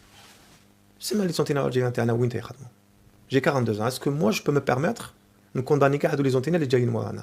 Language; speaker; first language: French; native; French